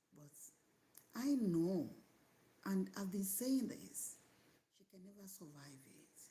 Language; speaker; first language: English; non-native, local second language; Yoruba